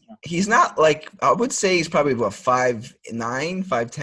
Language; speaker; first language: English; native; English